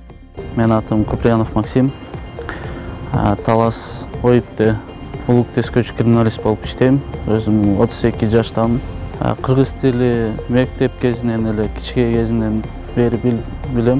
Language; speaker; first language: Kyrgyz; non-native, local second language; Russian